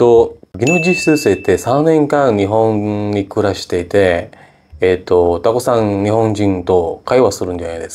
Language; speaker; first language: Japanese; non-native, fluent; Indonesian